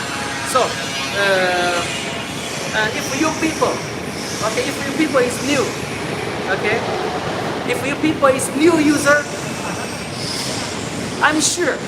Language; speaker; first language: English; non-native, learner; Chinese